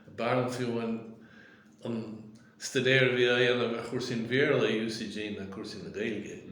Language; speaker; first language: Irish; native; Irish